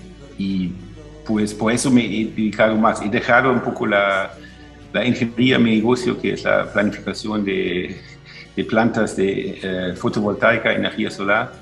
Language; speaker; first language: Spanish; non-native, fluent; German